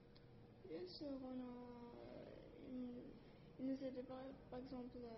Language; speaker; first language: French; non-native, learner; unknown